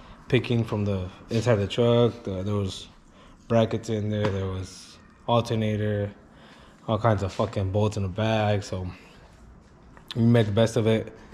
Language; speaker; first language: English; early bilingual, other home language; Spanish